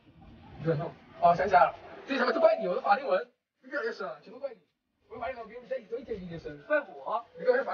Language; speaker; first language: Chinese; native; Chinese